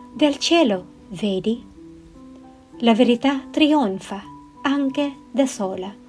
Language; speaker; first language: Italian; non-native, learner; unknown